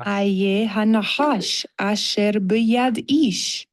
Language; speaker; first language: Hebrew; non-native, learner; English